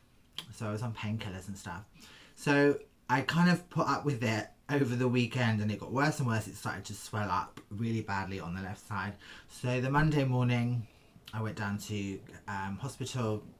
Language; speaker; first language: English; native; English